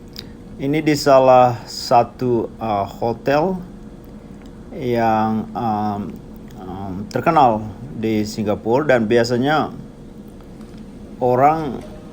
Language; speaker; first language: Indonesian; non-native, local second language; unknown